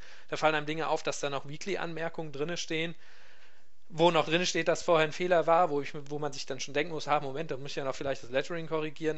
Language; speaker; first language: German; native; German